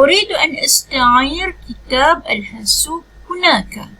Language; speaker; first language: Arabic; non-native, fluent; Malay